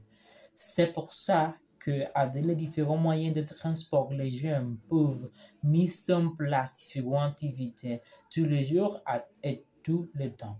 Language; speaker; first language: French; non-native, learner; Spanish